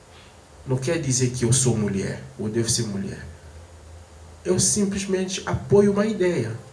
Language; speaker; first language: Portuguese; non-native, fluent; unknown